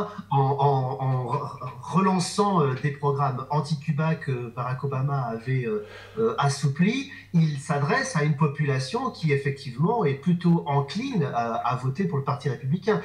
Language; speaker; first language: French; native; French